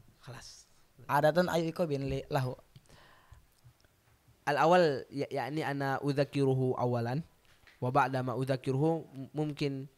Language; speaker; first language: Arabic; non-native, learner; Indonesian